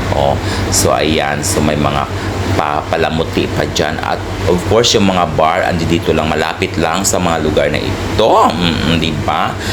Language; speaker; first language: Filipino; non-native, local second language; Cebuano